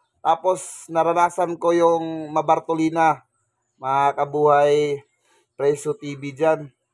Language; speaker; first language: Filipino; native; Filipino